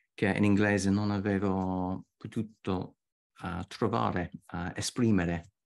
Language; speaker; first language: Italian; non-native, fluent; English